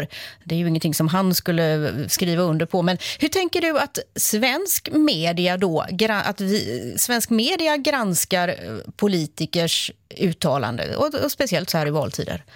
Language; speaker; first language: Swedish; native; Swedish